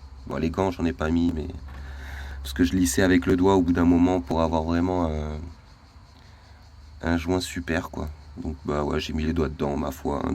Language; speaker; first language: French; native; French